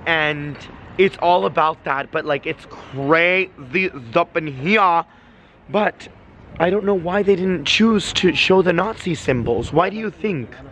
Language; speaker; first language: English; native; English